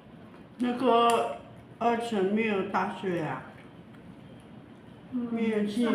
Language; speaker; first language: Chinese; non-native, learner; Filipino